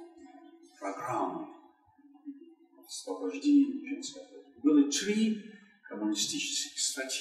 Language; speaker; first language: Russian; non-native, fluent; English